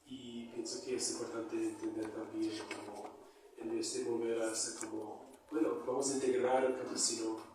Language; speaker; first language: Spanish; non-native, fluent; English